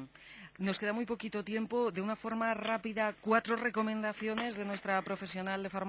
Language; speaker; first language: Spanish; native; Spanish